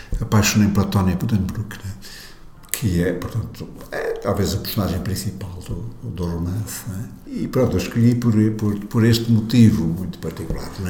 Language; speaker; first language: Portuguese; native; Portuguese